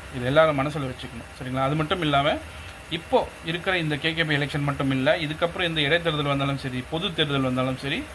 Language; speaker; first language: Tamil; early bilingual, heritage; Tamil